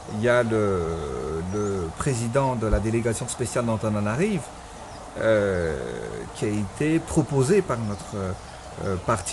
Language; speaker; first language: French; non-native, local second language; Malagasy